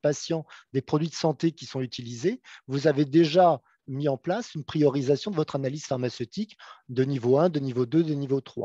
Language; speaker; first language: French; native; French